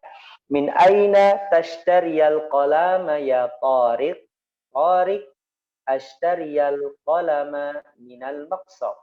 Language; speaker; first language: Arabic; non-native, fluent; Indonesian